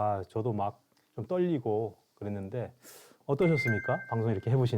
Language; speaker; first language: Korean; native; Korean